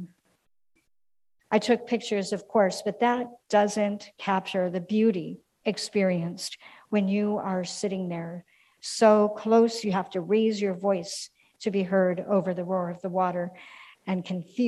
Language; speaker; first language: English; native; English